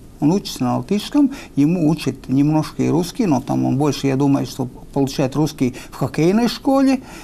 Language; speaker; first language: Russian; non-native, local second language; Latvian